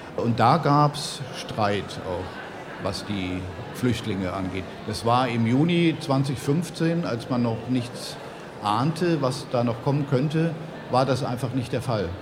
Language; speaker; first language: German; native; German